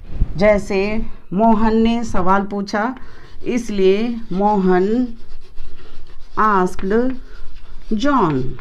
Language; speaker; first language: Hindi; native; Hindi